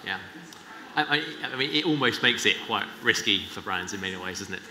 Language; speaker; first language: English; native; English